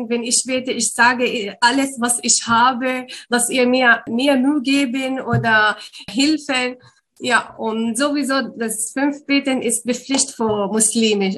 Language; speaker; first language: German; non-native, learner; Arabic